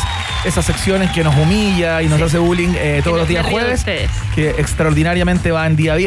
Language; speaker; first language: Spanish; native; Spanish